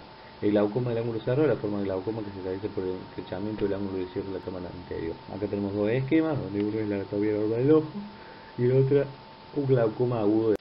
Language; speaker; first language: Spanish; native; Spanish